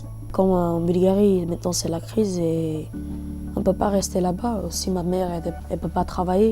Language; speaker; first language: French; early bilingual, other home language; Bulgarian